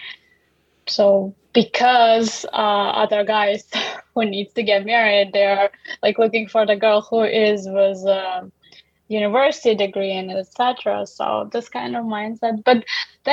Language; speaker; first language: English; non-native, fluent; Uzbek